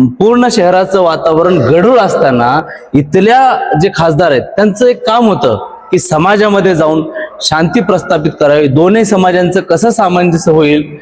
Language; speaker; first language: Marathi; non-native, local second language; Urdu